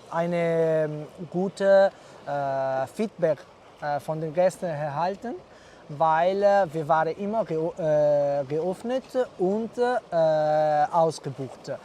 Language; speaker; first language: German; non-native, fluent; Italian